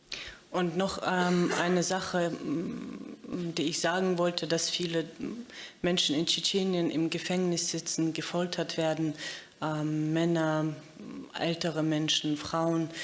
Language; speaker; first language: German; non-native, fluent; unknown